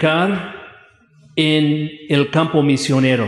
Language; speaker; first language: Spanish; non-native, fluent; English